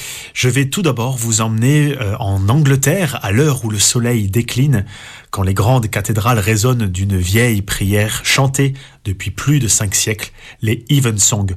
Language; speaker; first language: French; native; French